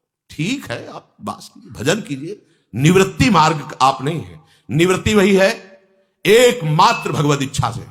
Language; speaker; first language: Hindi; native; Hindi